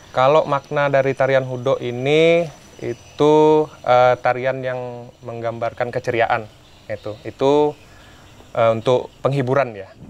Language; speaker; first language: Indonesian; native; Indonesian